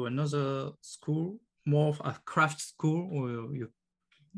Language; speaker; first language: English; non-native, learner; French